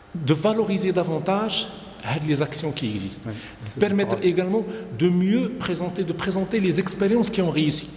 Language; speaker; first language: French; non-native, local second language; Arabic